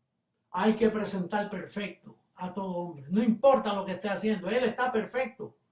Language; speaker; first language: Spanish; native; Spanish